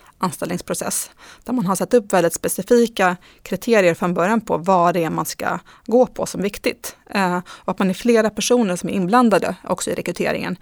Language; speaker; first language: Swedish; native; Swedish